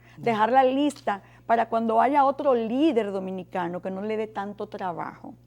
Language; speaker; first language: Spanish; native; Spanish